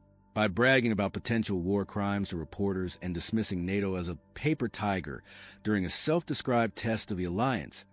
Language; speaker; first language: English; native; English